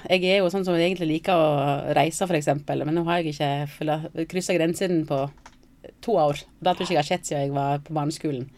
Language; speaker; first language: Norwegian; native; Norwegian